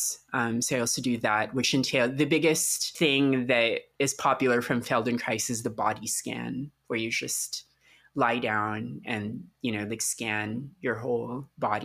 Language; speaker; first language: English; non-native, local second language; Filipino